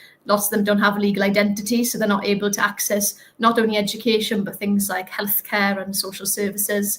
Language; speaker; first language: English; native; English